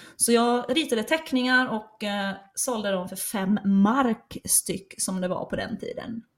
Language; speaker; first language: Swedish; native; Swedish